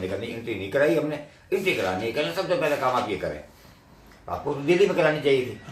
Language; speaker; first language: Urdu; native; Urdu